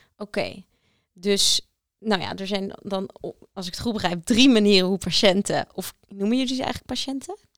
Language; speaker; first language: Dutch; native; Dutch